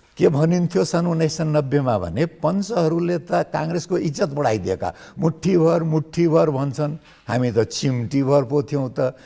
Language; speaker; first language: Nepali; non-native, local second language; Maithili